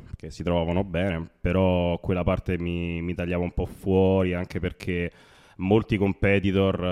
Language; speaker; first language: Italian; native; Italian